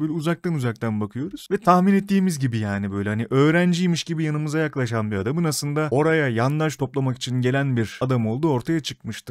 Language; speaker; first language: Turkish; native; Turkish